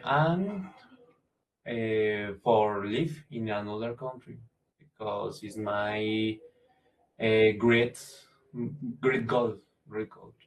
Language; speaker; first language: English; non-native, learner; Spanish